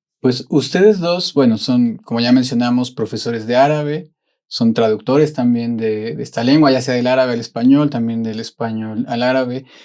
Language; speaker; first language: Spanish; native; Spanish